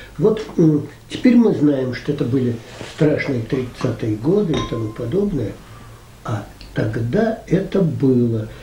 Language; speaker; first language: Russian; native; Russian